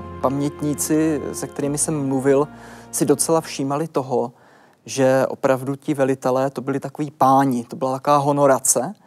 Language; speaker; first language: Czech; native; Czech